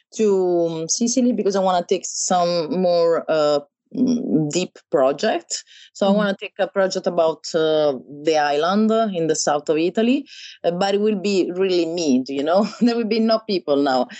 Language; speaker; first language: English; non-native, learner; Italian